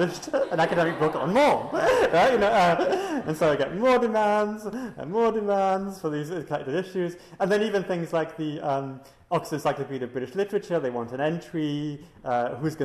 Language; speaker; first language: English; native; English